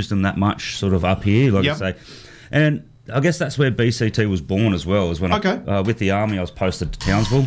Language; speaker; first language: English; native; English